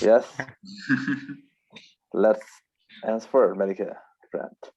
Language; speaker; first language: English; non-native, learner; Turkish